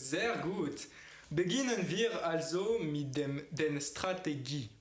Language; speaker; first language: German; non-native, fluent; French